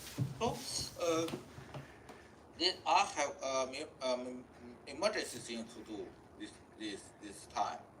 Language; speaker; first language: English; non-native, learner; Chinese